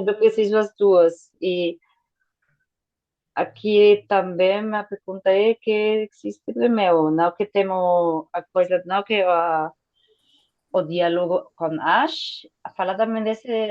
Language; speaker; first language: Portuguese; non-native, fluent; Spanish